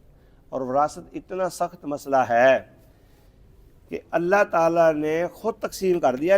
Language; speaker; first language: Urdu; non-native, local second language; Punjabi